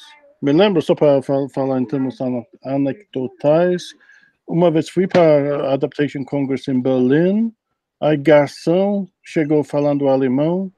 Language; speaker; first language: Portuguese; non-native, fluent; English